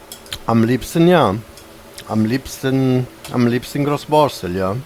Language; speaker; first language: German; non-native, fluent; Italian